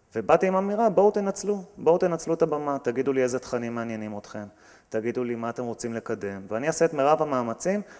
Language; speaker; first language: Hebrew; native; Hebrew